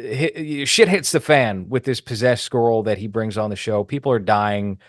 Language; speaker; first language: English; native; English